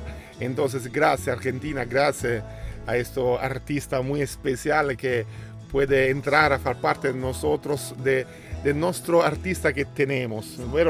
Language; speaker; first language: Spanish; non-native, learner; Italian